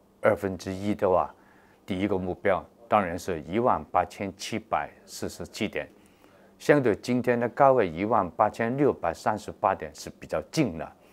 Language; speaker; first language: Chinese; non-native, local second language; Cantonese